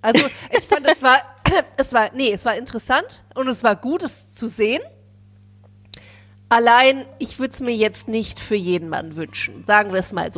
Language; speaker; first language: German; native; German